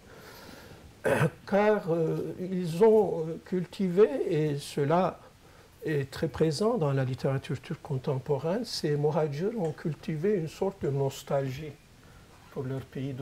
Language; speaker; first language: French; non-native, fluent; Turkish